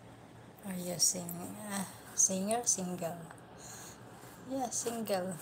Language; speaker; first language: English; non-native, learner; Filipino